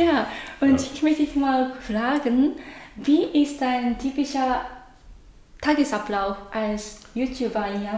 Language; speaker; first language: German; non-native, learner; Japanese